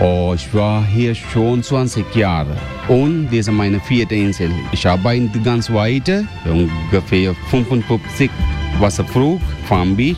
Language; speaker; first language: German; non-native, learner; Sinhala